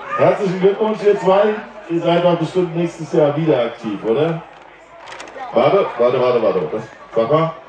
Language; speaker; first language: German; native; German